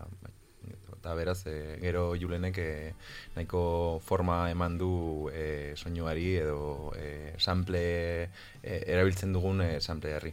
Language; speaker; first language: Basque; early bilingual, other home language; Polish